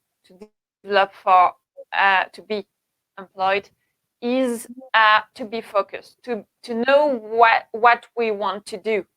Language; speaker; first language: English; non-native, learner; French